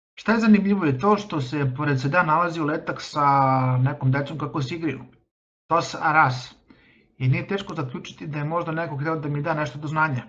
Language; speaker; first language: Bosnian; native; Bosnian